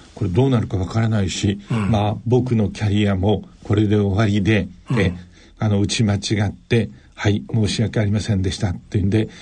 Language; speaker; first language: Japanese; native; Japanese